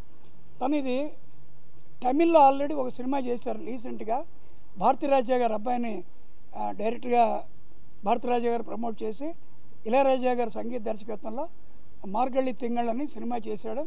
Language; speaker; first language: Telugu; native; Telugu